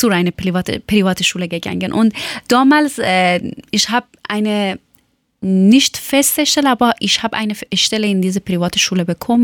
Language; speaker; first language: German; non-native, learner; Persian